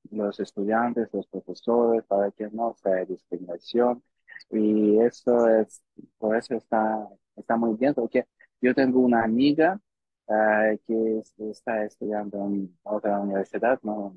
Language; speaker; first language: Spanish; non-native, learner; Russian